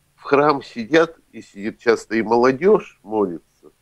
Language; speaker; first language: Russian; native; Russian